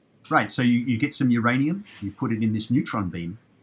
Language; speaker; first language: English; native; English